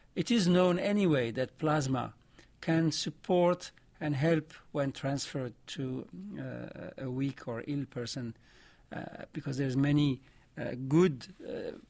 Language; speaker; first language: English; non-native, fluent; French